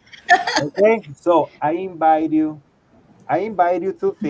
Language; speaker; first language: English; non-native, fluent; Spanish